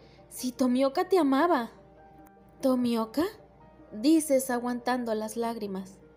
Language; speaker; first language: Spanish; native; Spanish